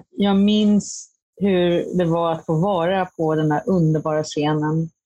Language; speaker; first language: Swedish; native; Swedish